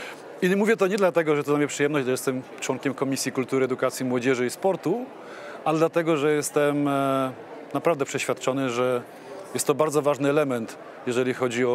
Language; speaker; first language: Polish; native; Polish